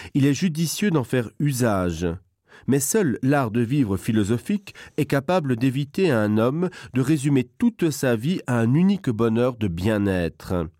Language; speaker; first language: French; non-native, local second language; Luxembourgish